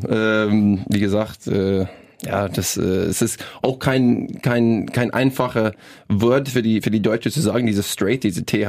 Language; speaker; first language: German; non-native, fluent; English